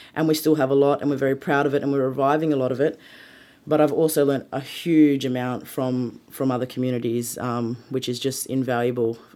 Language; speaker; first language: English; native; English